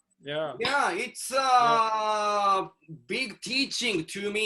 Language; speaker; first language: English; non-native, learner; Japanese